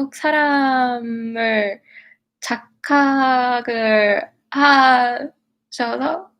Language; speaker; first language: Korean; non-native, learner; English